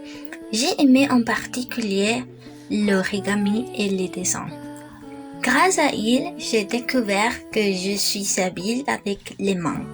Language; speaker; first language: French; non-native, learner; Spanish